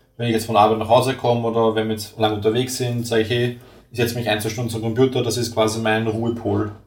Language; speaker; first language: German; native; German